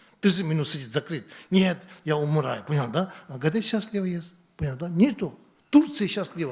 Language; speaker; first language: Russian; non-native, learner; Tibetan